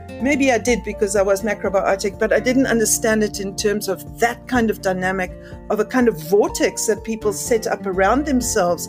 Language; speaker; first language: English; native; English